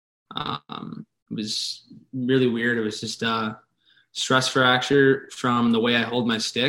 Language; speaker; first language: English; native; English